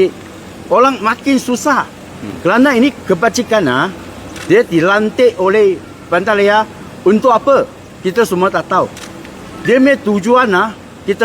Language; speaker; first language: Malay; non-native, local second language; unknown